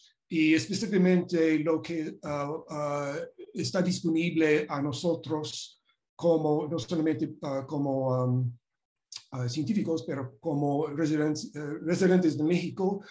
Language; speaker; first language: Spanish; non-native, fluent; English